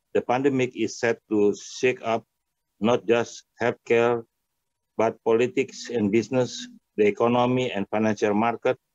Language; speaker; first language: English; non-native, fluent; Indonesian